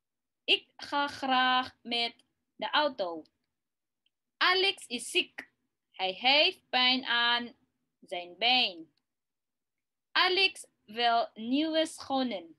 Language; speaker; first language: Dutch; non-native, learner; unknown